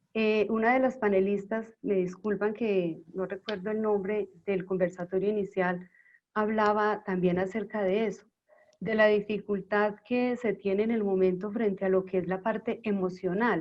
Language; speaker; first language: Spanish; native; Spanish